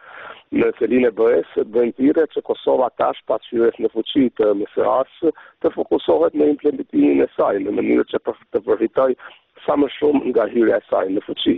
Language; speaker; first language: Albanian; native; Albanian